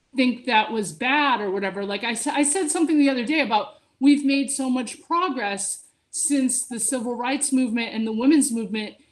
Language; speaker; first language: English; native; English